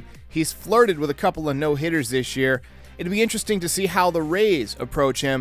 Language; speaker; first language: English; native; English